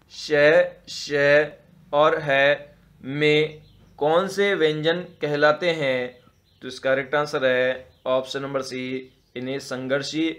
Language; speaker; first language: Hindi; native; Hindi